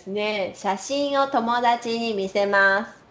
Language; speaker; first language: Japanese; non-native, learner; Chinese